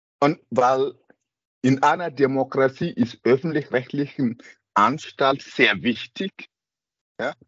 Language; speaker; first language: German; non-native, fluent; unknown